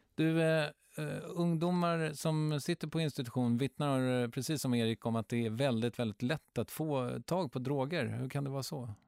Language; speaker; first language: Swedish; native; Swedish